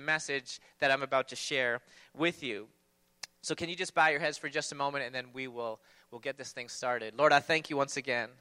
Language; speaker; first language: English; native; English